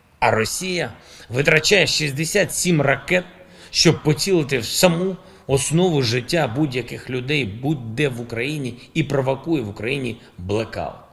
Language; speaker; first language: Ukrainian; non-native, local second language; Russian